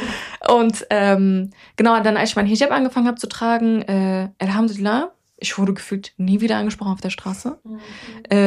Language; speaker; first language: German; early bilingual, other home language; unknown